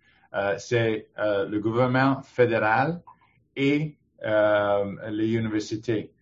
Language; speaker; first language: French; non-native, learner; English